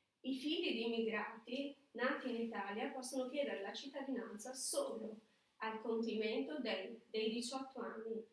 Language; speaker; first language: Italian; non-native, fluent; Albanian